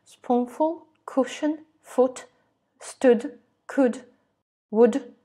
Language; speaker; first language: English; non-native, fluent; Russian